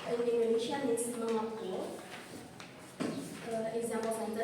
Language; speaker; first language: English; non-native, local second language; Indonesian